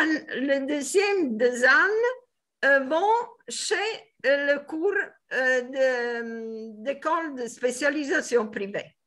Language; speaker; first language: French; non-native, fluent; Italian